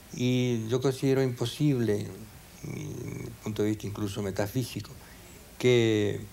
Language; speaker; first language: Spanish; native; Spanish